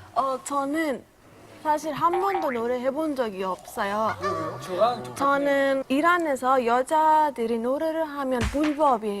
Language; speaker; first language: Korean; non-native, fluent; Persian